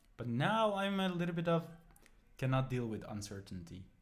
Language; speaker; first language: English; non-native, fluent; Persian